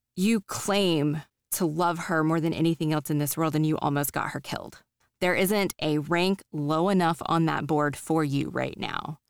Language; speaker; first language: English; native; English